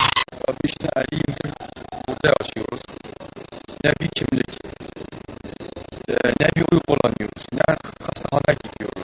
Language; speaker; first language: Turkish; non-native, local second language; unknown